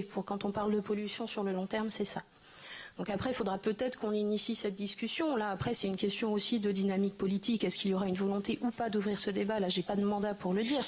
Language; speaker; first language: French; native; French